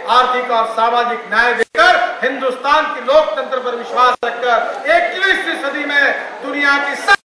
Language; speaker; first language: Hindi; non-native, local second language; Marathi